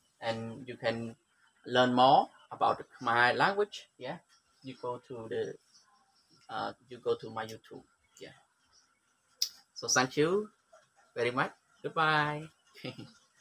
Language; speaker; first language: English; non-native, learner; Khmer